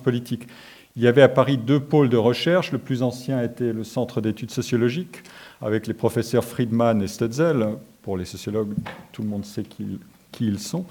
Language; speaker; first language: French; native; French